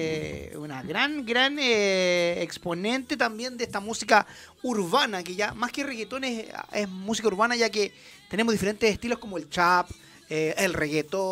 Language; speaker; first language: Spanish; native; Spanish